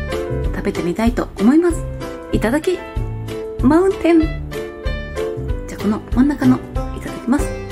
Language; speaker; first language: Japanese; native; Japanese